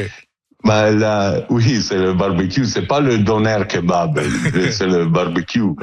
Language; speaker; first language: French; non-native, fluent; Italian